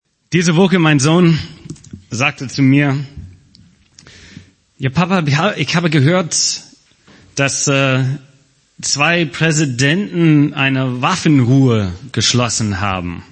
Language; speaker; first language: German; non-native, fluent; English